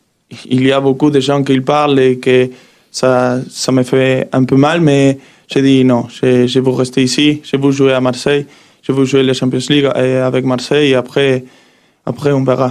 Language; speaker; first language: French; non-native, learner; Spanish